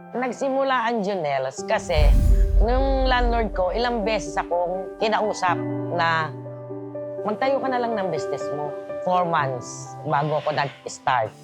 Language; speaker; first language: Filipino; native; Filipino